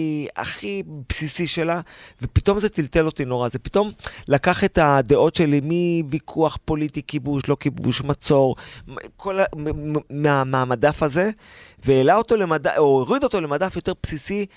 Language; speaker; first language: Hebrew; native; Hebrew